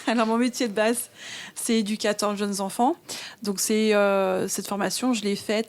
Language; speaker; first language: French; native; French